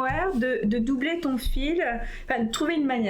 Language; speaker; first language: French; native; French